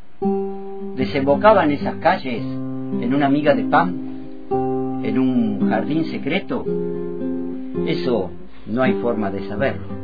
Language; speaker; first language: Spanish; native; Spanish